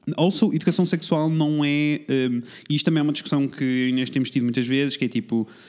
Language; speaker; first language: Portuguese; native; Portuguese